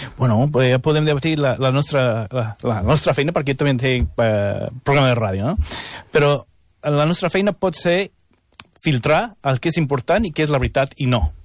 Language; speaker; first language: Catalan; non-native, fluent; English